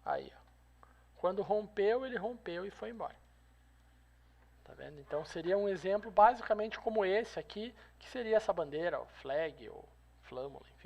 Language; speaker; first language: Portuguese; native; Portuguese